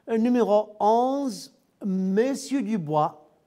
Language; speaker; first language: French; non-native, fluent; Arabic